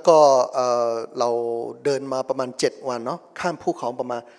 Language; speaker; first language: Thai; non-native, fluent; Burmese